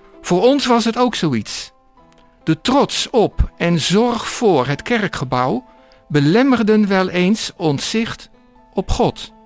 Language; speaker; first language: Dutch; native; Dutch